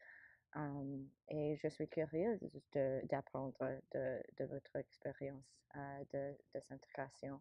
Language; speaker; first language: French; non-native, learner; English